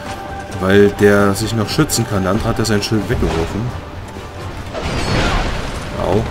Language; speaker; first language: German; native; German